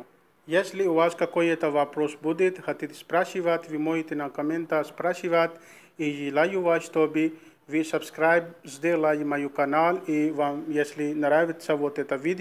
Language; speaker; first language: Russian; non-native, learner; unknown